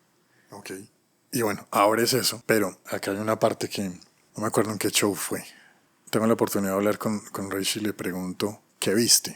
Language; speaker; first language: Spanish; native; Spanish